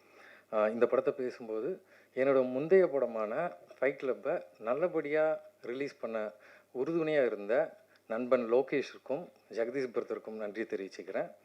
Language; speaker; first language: Tamil; native; Tamil